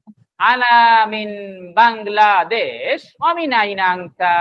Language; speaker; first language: Arabic; non-native, fluent; Bangla